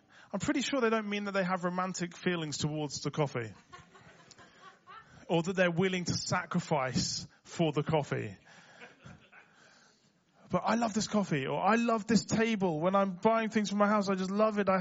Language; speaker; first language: English; native; English